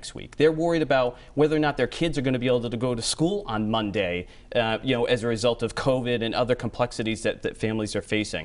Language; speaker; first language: English; native; English